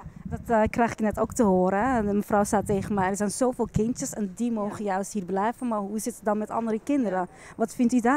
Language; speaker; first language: Dutch; native; Dutch